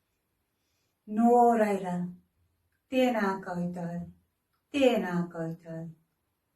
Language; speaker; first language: Māori; non-native, local second language; English